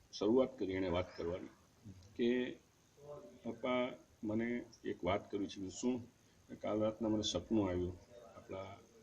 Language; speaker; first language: Gujarati; native; Gujarati